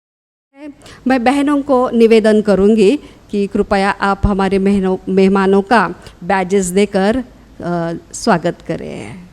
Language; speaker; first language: Hindi; native; Hindi